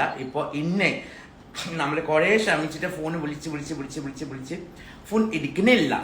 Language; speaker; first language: Malayalam; non-native, learner; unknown